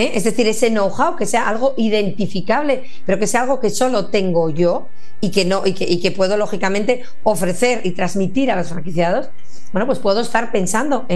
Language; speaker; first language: Spanish; native; Spanish